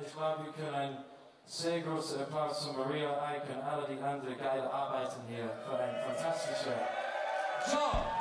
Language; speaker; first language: German; non-native, learner; English